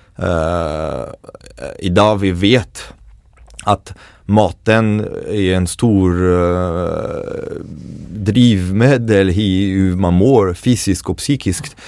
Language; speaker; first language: Swedish; non-native, fluent; French